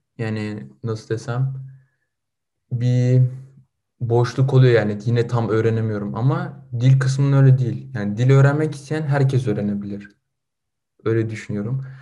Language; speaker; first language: Turkish; early bilingual, other home language; Russian